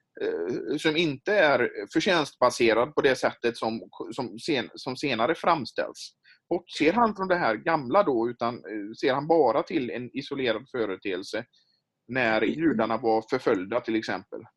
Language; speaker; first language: Swedish; native; Swedish